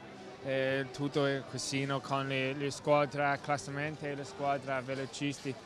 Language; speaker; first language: Italian; non-native, learner; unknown